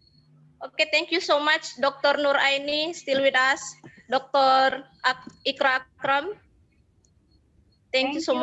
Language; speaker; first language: English; non-native, fluent; Indonesian